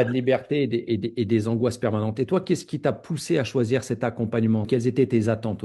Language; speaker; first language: French; native; French